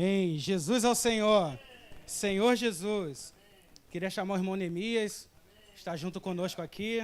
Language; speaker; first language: Portuguese; native; Portuguese